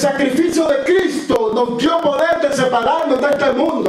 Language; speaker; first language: Spanish; native; Spanish